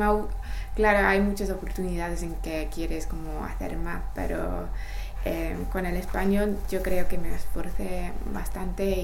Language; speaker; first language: Spanish; non-native, fluent; English